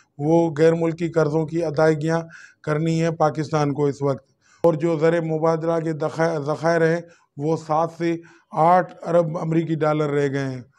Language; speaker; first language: Urdu; non-native, local second language; Sindhi